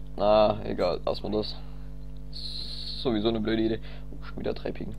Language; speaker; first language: German; native; German